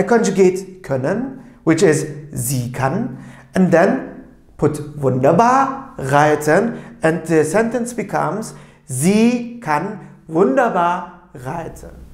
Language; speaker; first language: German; non-native, fluent; Turkish